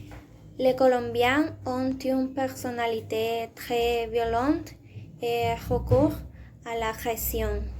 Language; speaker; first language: French; non-native, learner; Spanish